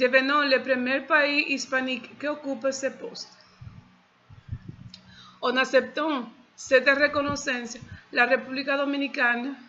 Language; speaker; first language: French; non-native, fluent; Spanish